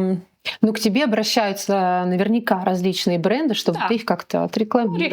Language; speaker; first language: Russian; native; Russian